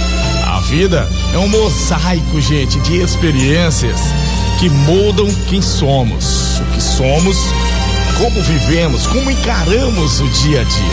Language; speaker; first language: Portuguese; native; Portuguese